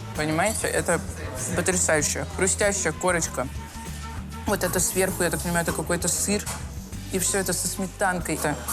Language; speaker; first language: Russian; native; Russian